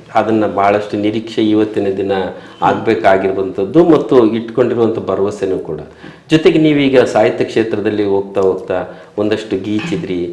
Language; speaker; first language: Kannada; native; Kannada